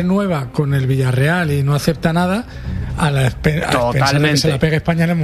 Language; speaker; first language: Spanish; native; Spanish